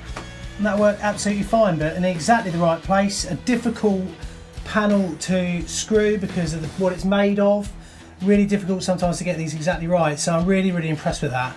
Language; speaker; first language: English; native; English